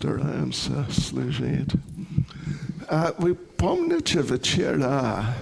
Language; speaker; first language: Russian; non-native, learner; English